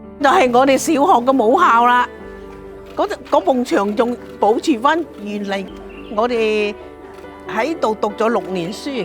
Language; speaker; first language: Cantonese; non-native, local second language; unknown